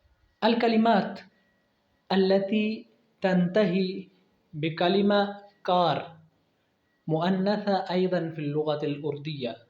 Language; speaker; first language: Arabic; non-native, fluent; Urdu